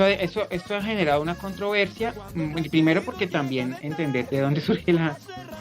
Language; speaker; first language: Spanish; native; Spanish